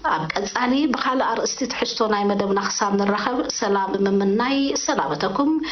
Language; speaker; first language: Tigrinya; native; Tigrinya